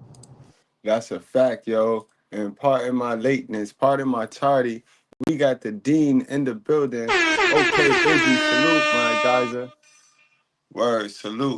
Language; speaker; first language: English; native; English